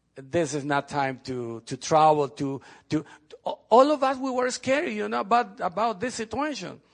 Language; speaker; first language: English; non-native, fluent; Spanish